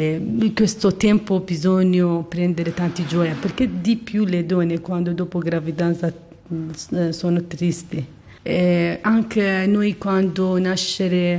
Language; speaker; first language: Italian; non-native, learner; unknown